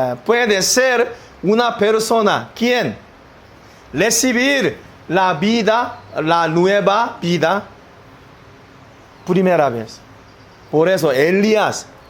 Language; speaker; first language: Spanish; non-native, learner; Korean